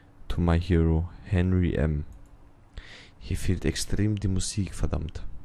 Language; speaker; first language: German; native; German